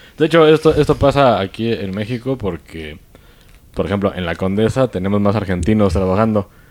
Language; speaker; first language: Spanish; native; Spanish